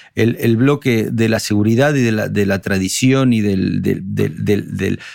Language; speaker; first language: Spanish; native; Spanish